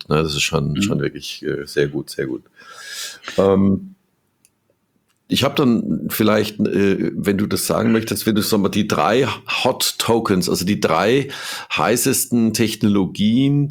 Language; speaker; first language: German; native; German